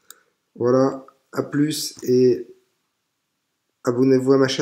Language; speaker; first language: French; native; French